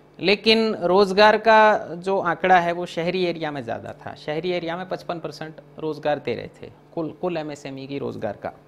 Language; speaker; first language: Hindi; non-native, local second language; Gujarati